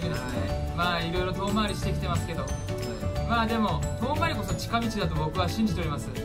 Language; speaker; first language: Japanese; native; Japanese